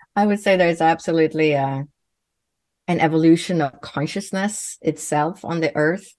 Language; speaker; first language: English; non-native, fluent; Swedish